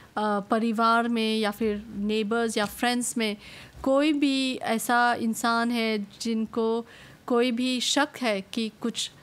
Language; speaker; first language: Hindi; non-native, local second language; Morisyen